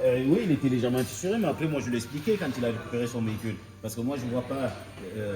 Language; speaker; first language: French; native; French